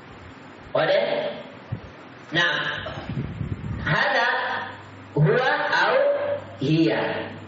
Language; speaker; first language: Arabic; non-native, fluent; Indonesian